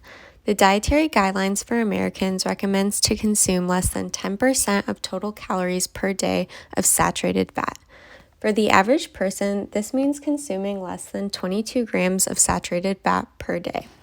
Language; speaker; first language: English; native; English